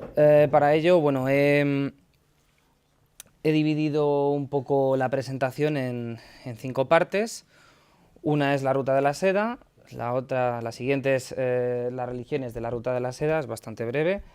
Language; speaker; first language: Spanish; native; Spanish